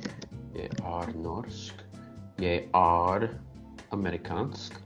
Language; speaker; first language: Norwegian; non-native, learner; English